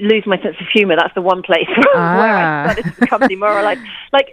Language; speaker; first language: English; native; English